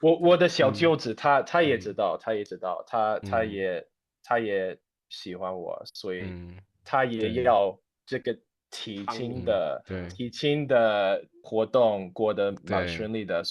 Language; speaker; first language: Chinese; non-native, fluent; English